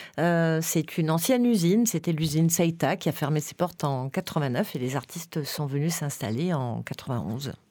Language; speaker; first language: French; native; French